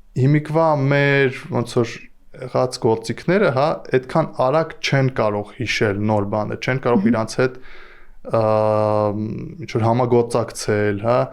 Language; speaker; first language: Armenian; native; Armenian